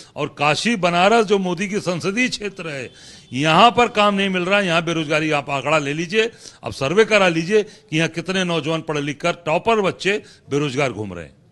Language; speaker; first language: Hindi; native; Hindi